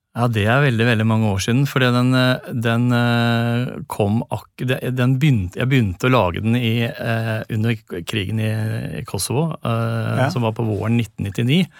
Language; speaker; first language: Norwegian; native; Norwegian